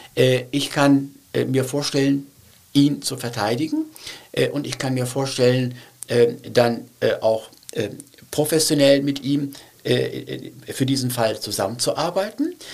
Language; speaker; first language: German; early bilingual, other home language; Turkish